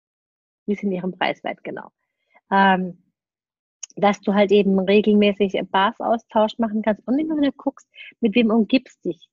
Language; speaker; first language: German; native; German